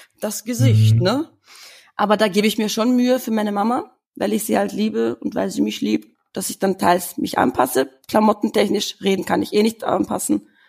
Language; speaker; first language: German; early bilingual, other home language; Albanian